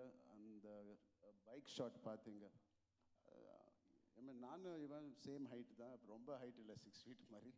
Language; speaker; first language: Tamil; non-native, learner; Telugu